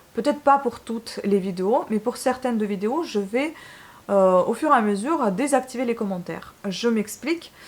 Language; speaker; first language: French; non-native, fluent; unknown